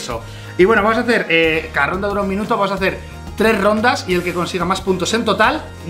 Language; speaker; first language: Spanish; native; Spanish